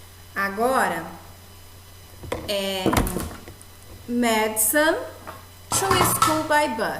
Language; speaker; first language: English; non-native, fluent; Portuguese